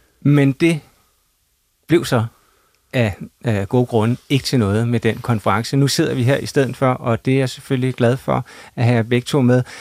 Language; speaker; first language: Danish; native; Danish